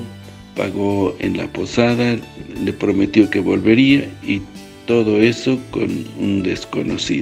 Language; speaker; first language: Spanish; native; Spanish